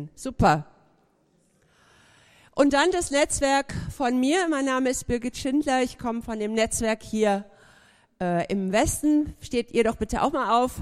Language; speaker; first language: German; native; German